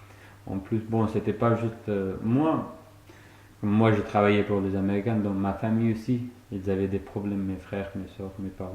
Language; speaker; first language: French; non-native, fluent; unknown